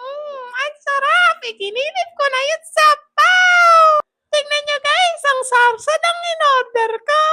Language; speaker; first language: Filipino; native; Filipino